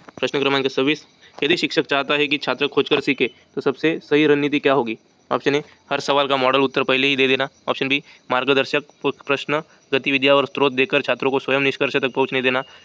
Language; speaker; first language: Hindi; non-native, local second language; Marathi